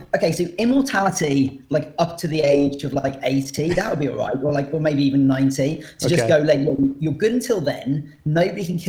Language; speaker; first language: English; native; English